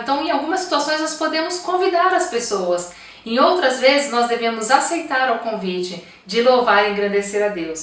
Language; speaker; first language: Portuguese; native; Portuguese